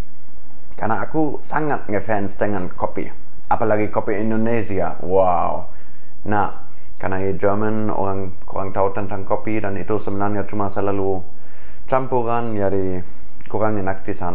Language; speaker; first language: Indonesian; non-native, fluent; German